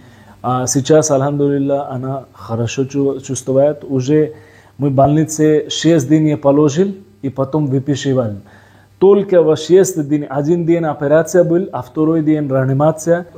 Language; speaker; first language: Russian; non-native, learner; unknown